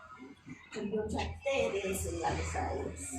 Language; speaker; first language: Spanish; non-native, fluent; English